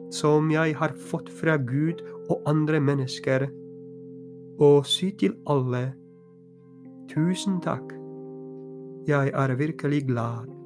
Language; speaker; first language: Norwegian; non-native, fluent; Polish